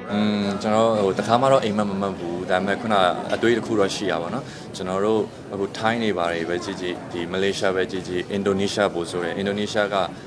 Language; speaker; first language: Burmese; non-native, local second language; Shan